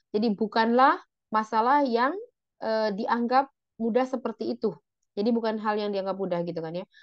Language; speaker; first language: Indonesian; native; Indonesian